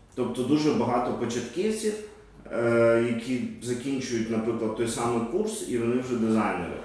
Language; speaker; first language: Ukrainian; native; Ukrainian